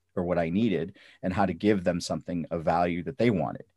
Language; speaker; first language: English; early bilingual, other home language; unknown